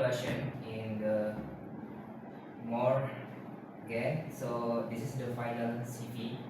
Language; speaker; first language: English; non-native, learner; Indonesian